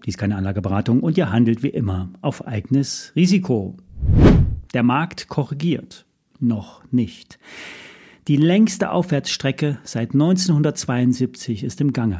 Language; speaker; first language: German; native; German